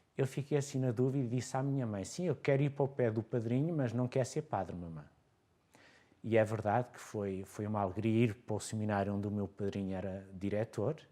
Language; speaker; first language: Portuguese; native; Portuguese